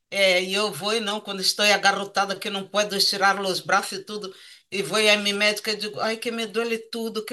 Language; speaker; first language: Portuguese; non-native, learner; Spanish